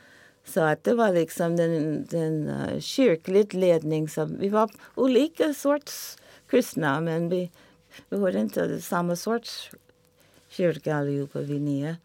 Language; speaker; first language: Swedish; non-native, fluent; English